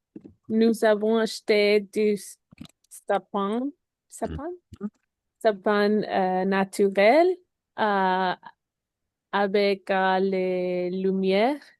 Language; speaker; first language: French; non-native, learner; Spanish